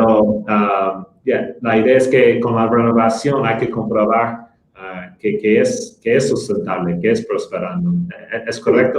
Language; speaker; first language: Spanish; non-native, fluent; English